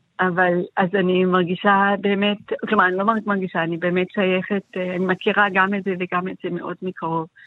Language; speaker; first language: Hebrew; non-native, fluent; German